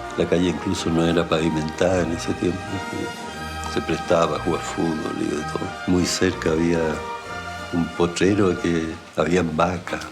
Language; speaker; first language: Spanish; early bilingual, other home language; German